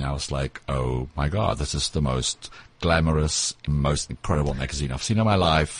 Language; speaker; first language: English; non-native, local second language; Afrikaans